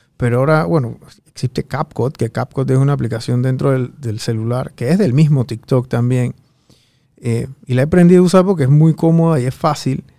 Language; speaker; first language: Spanish; native; Spanish